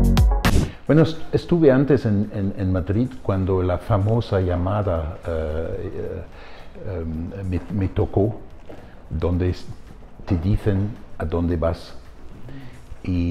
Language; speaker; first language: Spanish; non-native, fluent; German